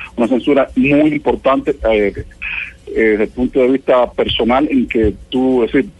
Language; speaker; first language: Spanish; native; Spanish